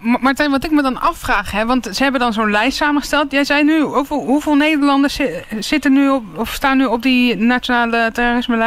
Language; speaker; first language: Dutch; native; Dutch